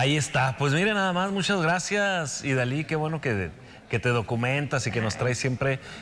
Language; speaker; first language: Spanish; native; Spanish